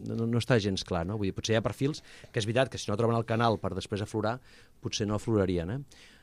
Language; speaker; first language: Catalan; native; Catalan